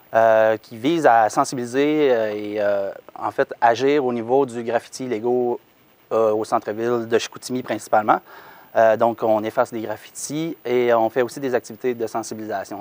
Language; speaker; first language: French; native; French